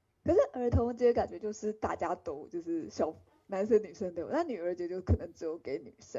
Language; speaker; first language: Chinese; native; Chinese